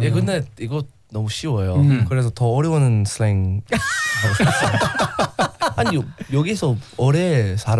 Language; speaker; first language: Korean; non-native, learner; English